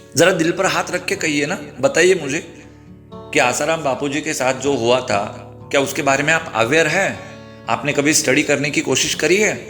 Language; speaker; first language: Hindi; non-native, local second language; Marathi